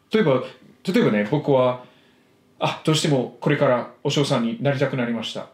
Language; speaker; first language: Japanese; non-native, fluent; English